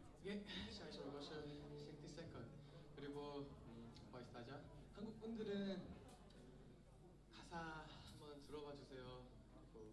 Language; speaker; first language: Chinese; non-native, fluent; Korean